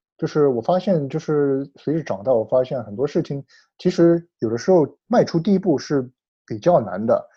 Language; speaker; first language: Chinese; early bilingual, heritage; Chinese